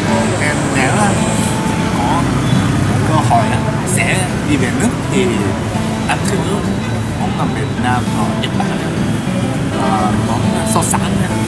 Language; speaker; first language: Vietnamese; non-native, learner; Japanese